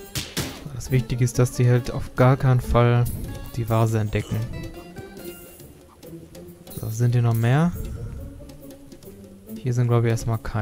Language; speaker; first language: German; native; German